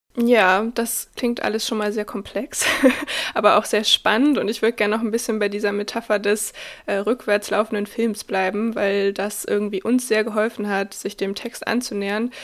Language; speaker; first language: German; native; German